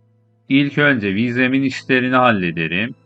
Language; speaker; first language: Turkish; non-native, fluent; Persian